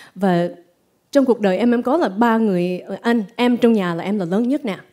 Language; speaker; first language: Vietnamese; early bilingual, heritage; Vietnamese